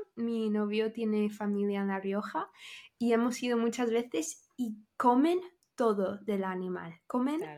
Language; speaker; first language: Spanish; non-native, fluent; English